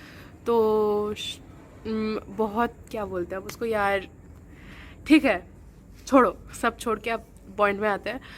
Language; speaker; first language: Hindi; non-native, local second language; Bangla